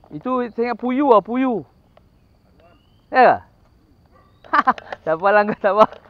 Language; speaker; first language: Malay; native; Malay